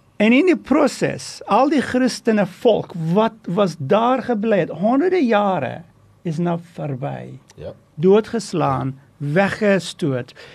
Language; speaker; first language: Afrikaans; non-native, fluent; Turkish